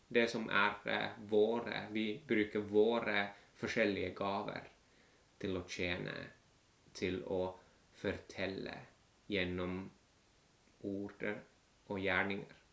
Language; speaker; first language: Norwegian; non-native, fluent; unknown